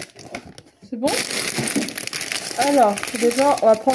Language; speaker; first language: French; native; French